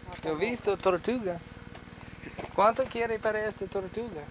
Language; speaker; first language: Spanish; non-native, learner; English